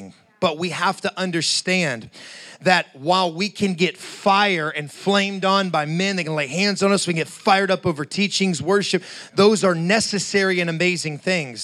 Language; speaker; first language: English; native; English